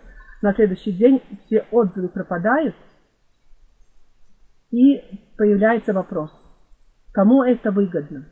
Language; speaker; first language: Russian; non-native, fluent; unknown